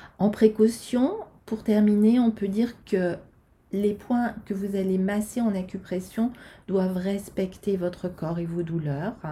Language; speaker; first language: French; native; French